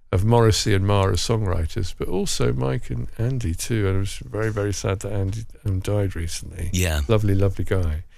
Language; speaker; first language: English; native; English